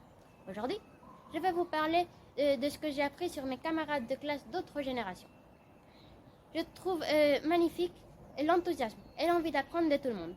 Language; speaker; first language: French; non-native, fluent; Spanish